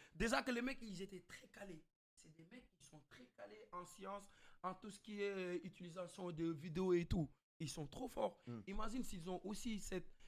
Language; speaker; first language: French; non-native, local second language; Wolof